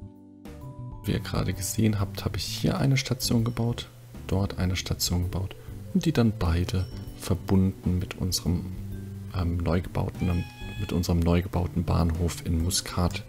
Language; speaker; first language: German; native; German